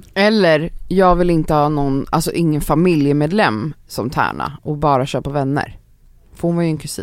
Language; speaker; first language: Swedish; native; Swedish